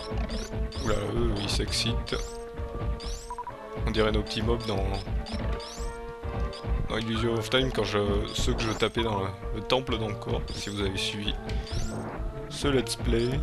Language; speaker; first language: French; native; French